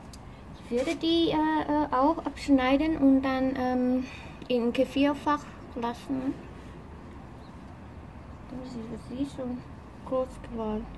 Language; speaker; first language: German; non-native, learner; Vietnamese